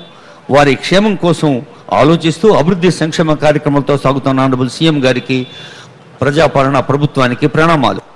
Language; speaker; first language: Telugu; native; Telugu